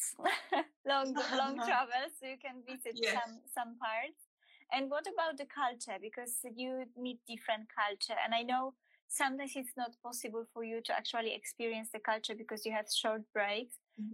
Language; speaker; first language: English; non-native, fluent; Polish